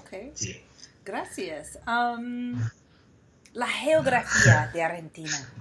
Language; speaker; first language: Spanish; non-native, fluent; English